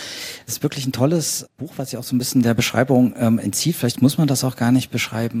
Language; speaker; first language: German; native; German